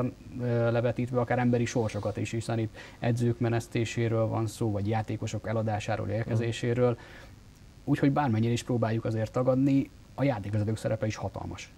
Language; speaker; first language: Hungarian; native; Hungarian